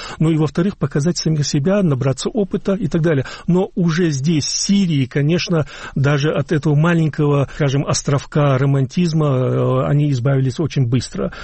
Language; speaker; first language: Russian; non-native, local second language; Chechen